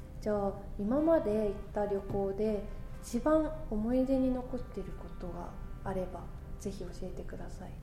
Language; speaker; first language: Japanese; native; Japanese